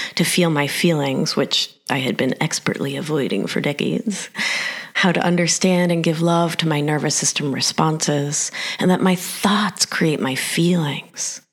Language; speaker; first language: English; early bilingual, other home language; Spanish